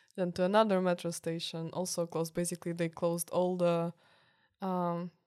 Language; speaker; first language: English; non-native, fluent; Ukrainian